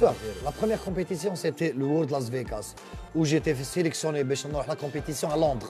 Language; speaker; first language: French; non-native, local second language; Arabic